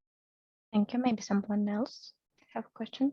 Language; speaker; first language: English; non-native, fluent; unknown